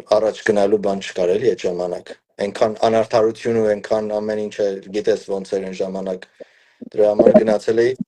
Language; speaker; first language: Armenian; early bilingual, heritage; Armenian